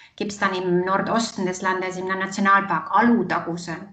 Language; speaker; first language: German; non-native, fluent; Estonian